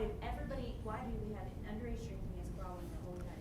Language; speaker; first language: English; native; English